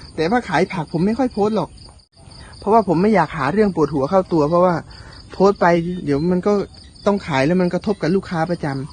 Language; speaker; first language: Thai; native; Thai